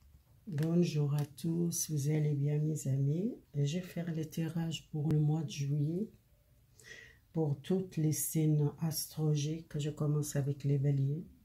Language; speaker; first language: French; non-native, learner; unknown